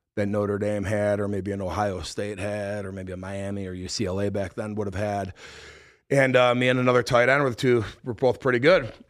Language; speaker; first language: English; native; English